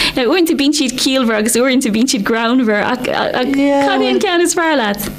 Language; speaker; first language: Irish; non-native, local second language; English